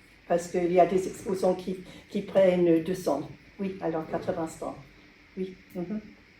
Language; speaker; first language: French; non-native, learner; English